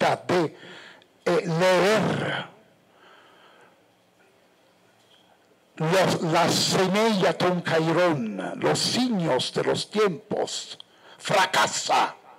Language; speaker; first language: Spanish; non-native, fluent; Italian